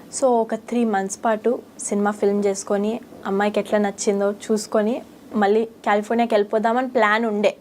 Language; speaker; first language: Telugu; early bilingual, heritage; Telugu